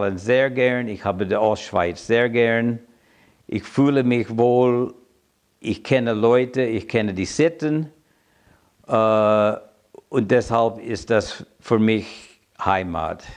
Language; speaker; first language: German; non-native, fluent; English